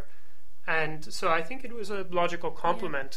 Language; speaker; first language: English; native; English